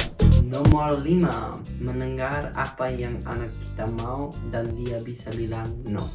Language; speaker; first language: Indonesian; non-native, fluent; German